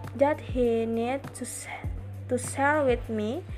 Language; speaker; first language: English; non-native, learner; Indonesian